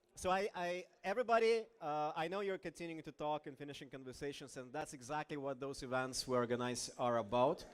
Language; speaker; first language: English; non-native, fluent; Lithuanian